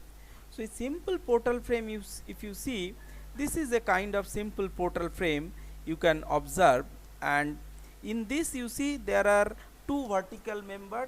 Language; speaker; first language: English; non-native, local second language; Bangla